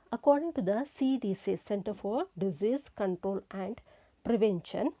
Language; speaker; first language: English; non-native, local second language; Kannada